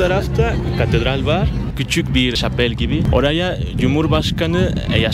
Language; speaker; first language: Turkish; non-native, fluent; Spanish